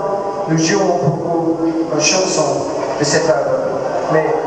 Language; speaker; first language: French; non-native, learner; English